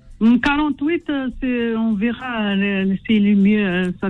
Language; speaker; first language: French; non-native, learner; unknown